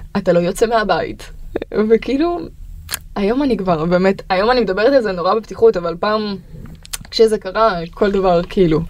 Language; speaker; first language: Hebrew; early bilingual, other home language; Russian